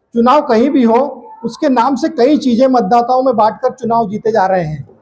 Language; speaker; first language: Hindi; non-native, local second language; Marathi